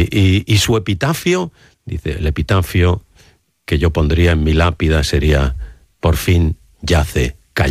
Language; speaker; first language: Spanish; native; Spanish